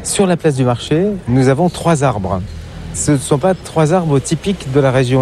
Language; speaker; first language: French; native; French